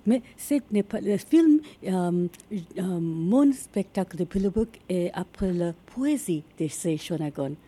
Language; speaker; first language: French; non-native, learner; Japanese